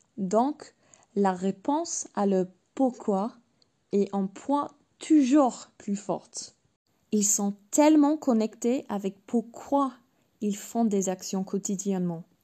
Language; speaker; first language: French; non-native, fluent; English